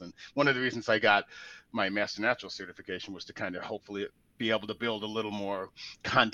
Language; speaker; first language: English; native; English